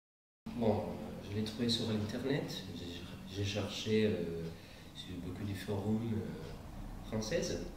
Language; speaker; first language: French; non-native, fluent; Italian